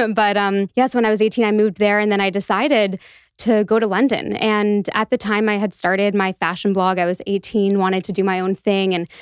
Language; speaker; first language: English; native; English